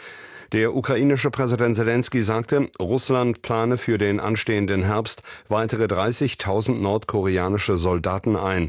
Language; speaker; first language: German; native; German